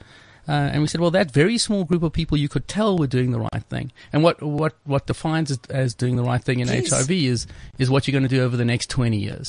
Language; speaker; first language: English; native; English